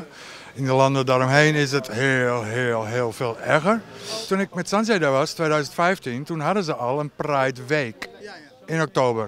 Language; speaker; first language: Dutch; native; Dutch